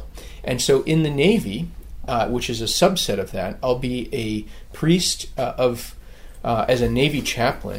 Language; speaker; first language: English; native; English